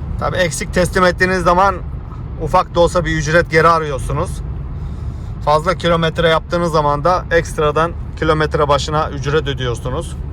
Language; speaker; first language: Turkish; early bilingual, heritage; Turkish